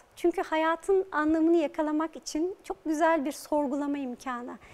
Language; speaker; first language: Turkish; native; Turkish